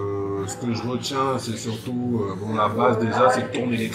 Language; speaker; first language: French; native; French